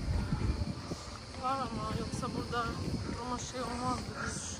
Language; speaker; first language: Turkish; early bilingual, heritage; Turkish